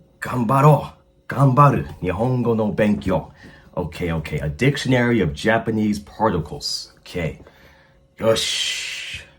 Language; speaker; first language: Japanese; non-native, fluent; English